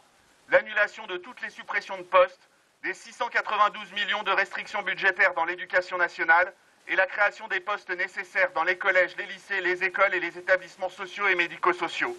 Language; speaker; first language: French; native; French